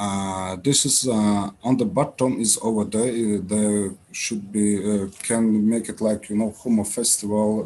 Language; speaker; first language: English; non-native, learner; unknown